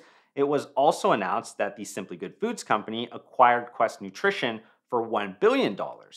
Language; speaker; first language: English; native; English